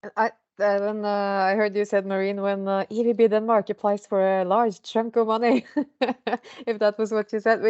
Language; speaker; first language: English; non-native, fluent; Norwegian